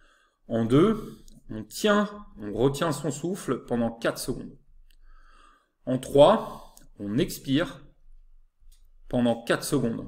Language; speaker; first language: French; native; French